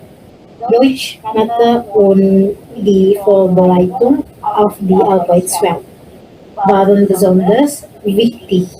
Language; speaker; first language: German; non-native, learner; Indonesian